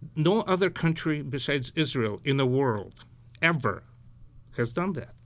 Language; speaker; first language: English; early bilingual, other home language; Ukrainian